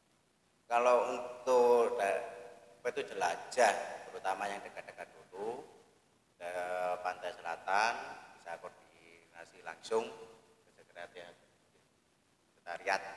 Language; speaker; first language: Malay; non-native, local second language; Javanese